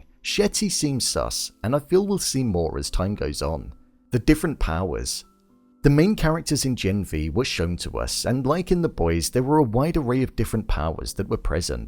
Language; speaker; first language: English; native; English